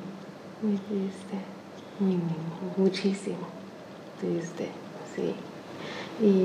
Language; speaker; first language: Spanish; non-native, learner; Chinese